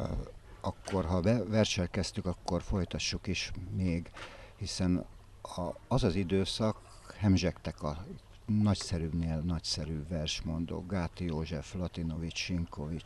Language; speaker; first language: Hungarian; native; Hungarian